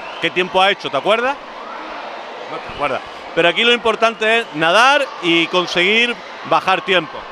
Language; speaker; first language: Spanish; native; Spanish